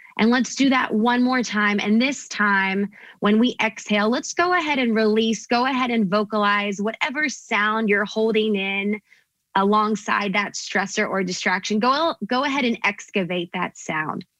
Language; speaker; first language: English; native; English